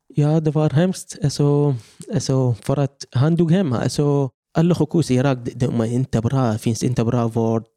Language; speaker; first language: Swedish; non-native, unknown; Arabic